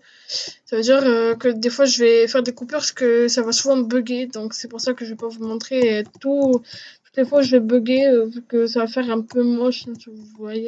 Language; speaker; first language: French; native; French